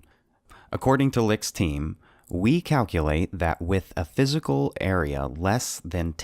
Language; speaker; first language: English; native; English